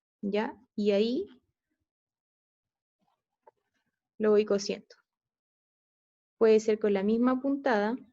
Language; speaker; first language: Spanish; native; Spanish